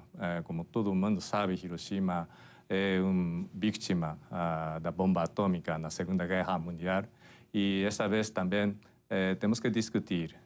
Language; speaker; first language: Portuguese; non-native, fluent; Japanese